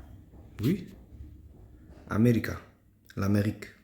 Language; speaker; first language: French; non-native, learner; English